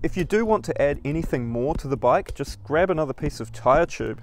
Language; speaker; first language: English; native; English